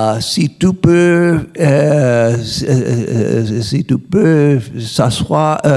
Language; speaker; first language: French; non-native, learner; English